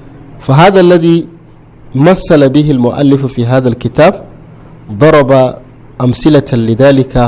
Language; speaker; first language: Arabic; non-native, fluent; Hausa